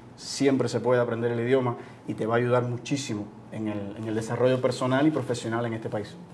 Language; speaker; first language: Spanish; native; Spanish